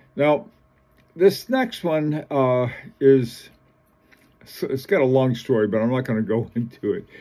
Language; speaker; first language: English; native; English